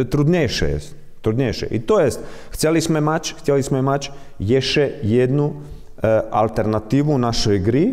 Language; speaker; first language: Polish; non-native, learner; Croatian